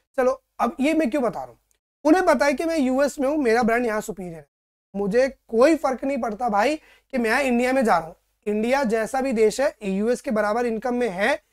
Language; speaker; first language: Hindi; native; Hindi